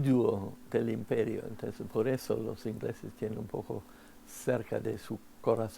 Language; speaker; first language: Spanish; non-native, fluent; English